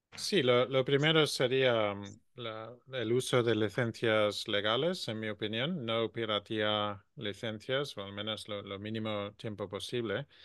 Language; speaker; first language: Spanish; non-native, fluent; English